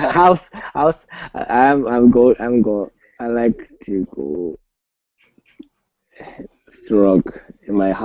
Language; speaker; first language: English; non-native, learner; Japanese